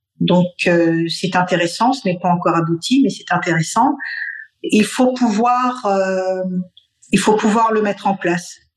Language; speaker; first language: French; non-native, local second language; Bambara